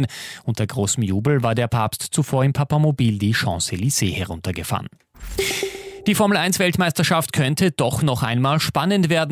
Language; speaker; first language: German; native; German